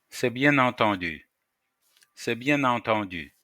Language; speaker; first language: French; non-native, fluent; Russian